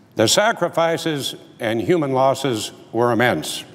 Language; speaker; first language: English; native; English